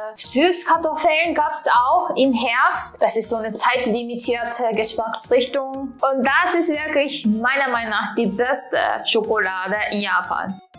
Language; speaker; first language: German; non-native, fluent; Japanese